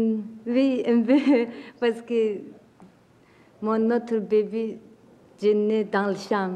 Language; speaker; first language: French; non-native, learner; Tibetan